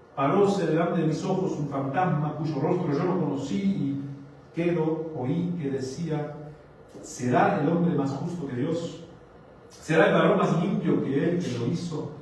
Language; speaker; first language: Spanish; non-native, fluent; German